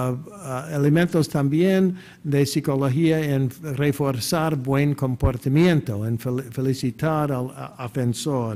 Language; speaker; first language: Spanish; non-native, fluent; English